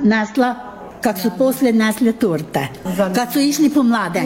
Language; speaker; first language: Croatian; native; Croatian